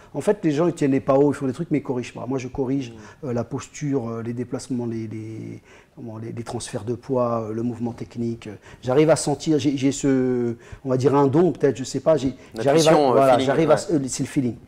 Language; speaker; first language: French; native; French